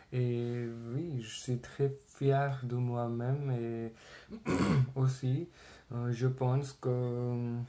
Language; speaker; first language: French; non-native, learner; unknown